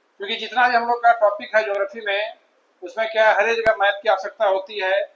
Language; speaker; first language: Hindi; native; Hindi